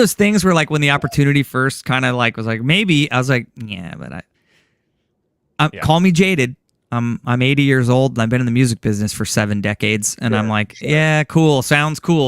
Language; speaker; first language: English; native; English